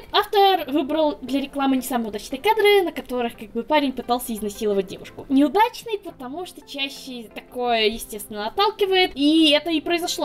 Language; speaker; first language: Russian; native; Russian